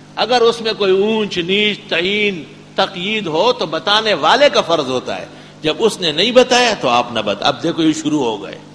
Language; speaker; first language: Urdu; non-native, local second language; Pashto